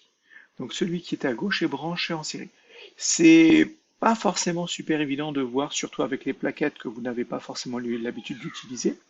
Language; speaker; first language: French; native; French